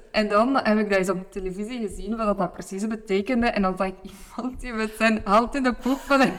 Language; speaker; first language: Dutch; native; Dutch